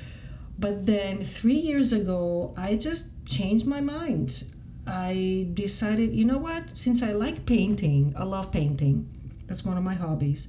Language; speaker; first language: English; non-native, fluent; Greek